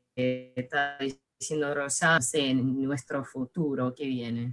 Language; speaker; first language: Spanish; early bilingual, heritage; Spanish